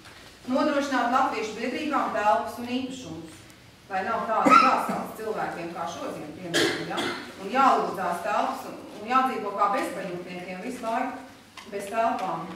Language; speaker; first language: Latvian; native; Latvian